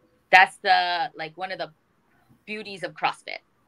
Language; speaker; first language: English; early bilingual, other home language; Korean